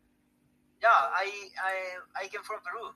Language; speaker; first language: English; non-native, learner; Spanish